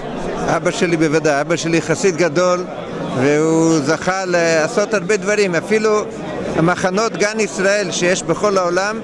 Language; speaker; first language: Hebrew; non-native, fluent; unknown